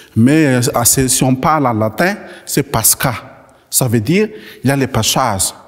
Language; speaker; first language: French; non-native, local second language; Malagasy